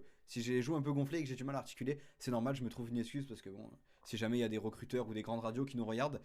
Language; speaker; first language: French; native; French